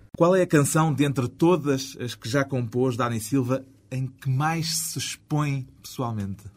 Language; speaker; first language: Portuguese; native; Portuguese